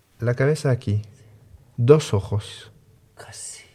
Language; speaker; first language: Spanish; non-native, learner; French